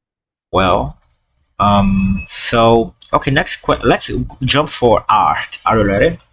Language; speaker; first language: English; non-native, fluent; Portuguese